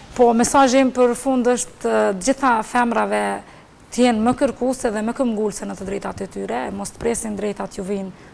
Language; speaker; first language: Albanian; native; Albanian